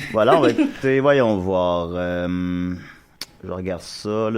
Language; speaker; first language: French; native; French